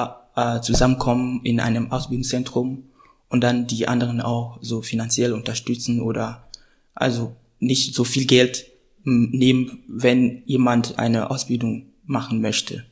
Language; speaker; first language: German; non-native, fluent; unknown